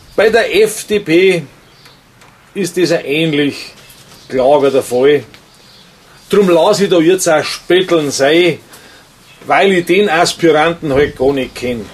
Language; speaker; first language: German; native; German